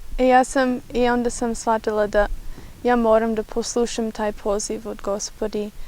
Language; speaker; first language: Bosnian; non-native, fluent; English